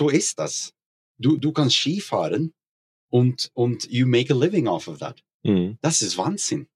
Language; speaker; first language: German; non-native, learner; Norwegian